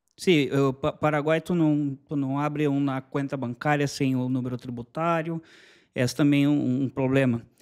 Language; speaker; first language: Spanish; non-native, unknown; Portuguese